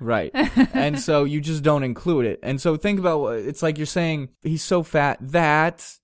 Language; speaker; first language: English; native; English